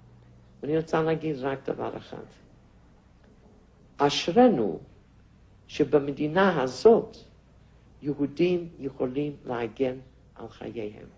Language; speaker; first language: Hebrew; non-native, fluent; Yiddish